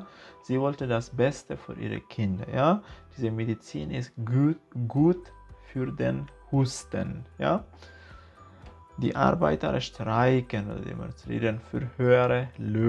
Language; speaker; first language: German; non-native, fluent; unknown